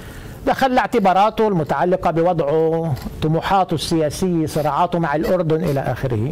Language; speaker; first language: Arabic; native; Arabic